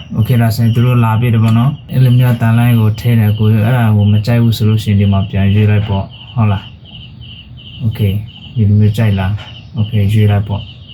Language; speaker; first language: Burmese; non-native, local second language; Shan